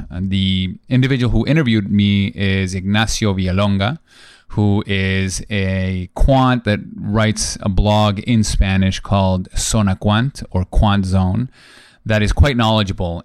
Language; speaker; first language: English; early bilingual, other home language; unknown